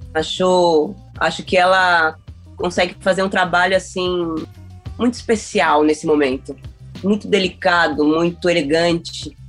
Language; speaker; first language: Portuguese; native; Portuguese